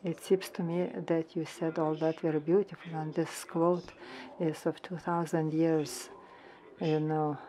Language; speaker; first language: English; non-native, fluent; Lithuanian